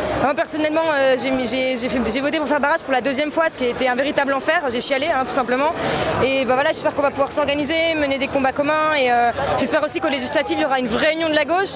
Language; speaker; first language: French; native; French